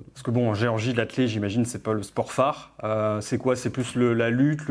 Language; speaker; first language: French; native; French